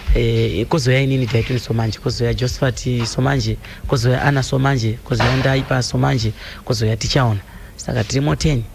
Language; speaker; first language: Shona; early bilingual, other home language; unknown